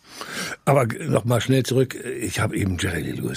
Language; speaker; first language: German; native; German